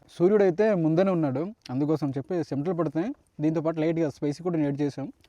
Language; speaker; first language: Telugu; native; Telugu